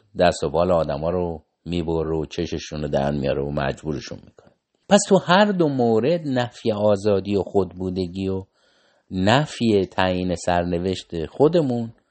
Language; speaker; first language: Persian; native; Persian